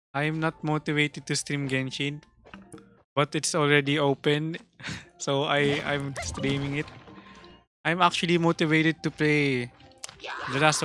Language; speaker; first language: English; non-native, local second language; Filipino